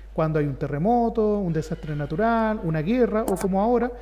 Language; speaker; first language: Spanish; native; Spanish